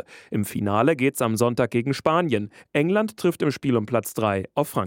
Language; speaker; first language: German; native; German